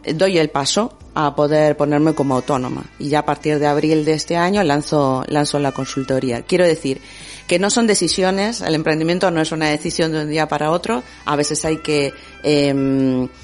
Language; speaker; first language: Spanish; native; Spanish